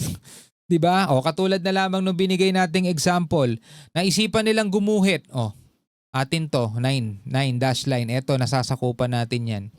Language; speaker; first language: Filipino; native; Filipino